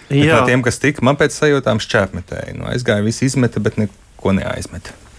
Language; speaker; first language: Latvian; native; Latvian